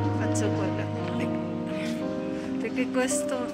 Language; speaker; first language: Italian; non-native, learner; Filipino